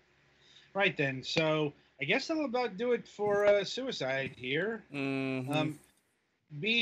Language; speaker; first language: English; native; English